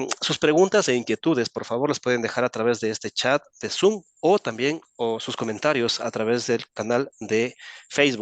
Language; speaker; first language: Spanish; native; Spanish